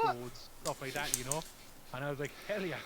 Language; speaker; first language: English; native; English